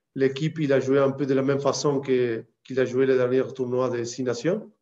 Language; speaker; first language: French; non-native, fluent; Spanish